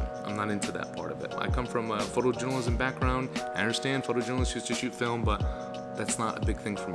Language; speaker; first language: English; native; English